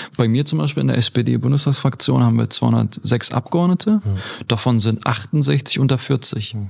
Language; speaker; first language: German; early bilingual, other home language; Turkish